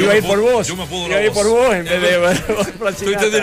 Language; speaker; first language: Spanish; native; Spanish